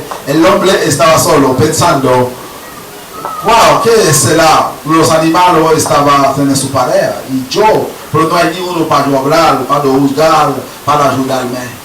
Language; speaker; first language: Spanish; non-native, learner; Haitian Creole